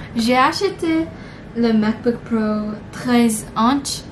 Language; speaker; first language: French; non-native, learner; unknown